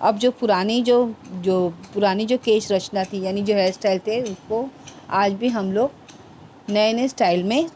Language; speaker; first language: Hindi; non-native, local second language; Marathi